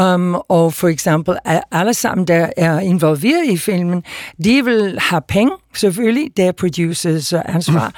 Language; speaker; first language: Danish; non-native, fluent; English